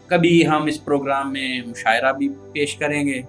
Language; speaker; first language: Urdu; non-native, local second language; Punjabi